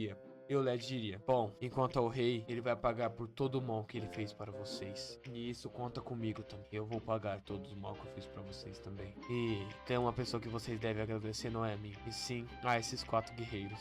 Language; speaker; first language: Portuguese; native; Portuguese